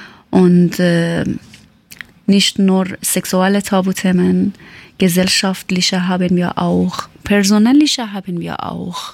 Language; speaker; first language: German; non-native, learner; Persian